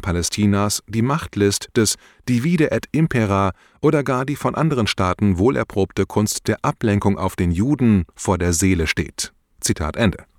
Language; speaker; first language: German; native; German